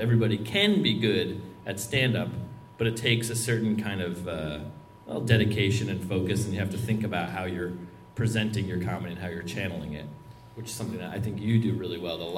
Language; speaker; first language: English; native; English